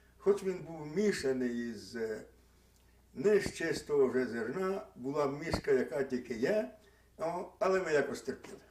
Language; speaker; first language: Ukrainian; native; Ukrainian